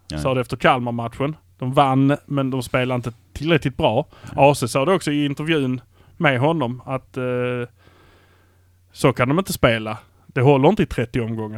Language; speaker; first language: Swedish; native; Swedish